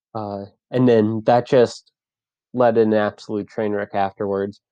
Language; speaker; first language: English; native; English